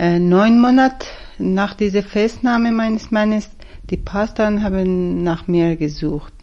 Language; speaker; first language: German; non-native, fluent; Persian